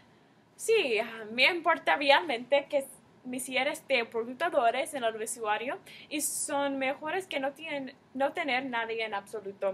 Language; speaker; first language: Spanish; non-native, learner; English